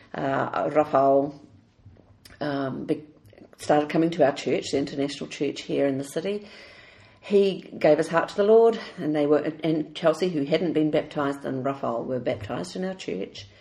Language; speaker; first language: English; native; English